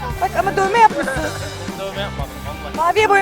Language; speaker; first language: Turkish; native; Turkish